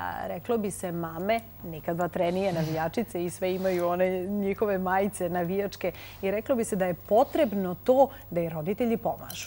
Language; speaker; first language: Serbian; native; Serbian